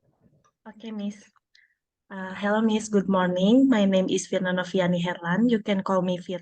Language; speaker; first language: English; non-native, learner; Indonesian